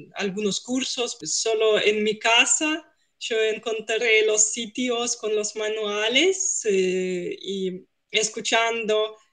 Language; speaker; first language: Spanish; non-native, fluent; Russian